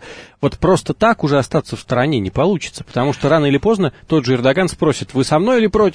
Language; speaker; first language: Russian; native; Russian